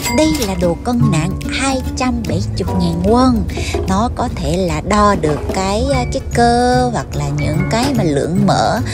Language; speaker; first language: Vietnamese; early bilingual, heritage; Korean